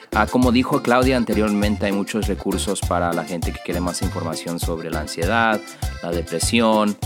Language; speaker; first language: Spanish; early bilingual, heritage; Spanish